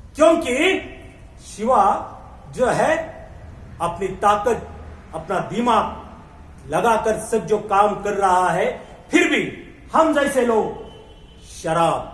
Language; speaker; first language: Hindi; non-native, local second language; Marathi